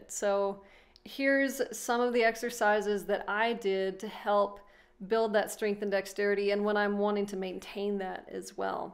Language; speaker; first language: English; native; English